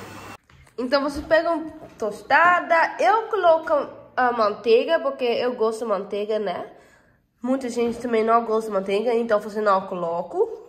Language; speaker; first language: Portuguese; non-native, learner; Dutch